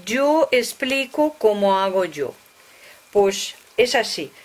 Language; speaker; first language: Spanish; non-native, fluent; Russian